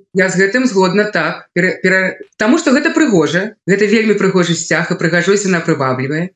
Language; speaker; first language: Belarusian; non-native, local second language; Russian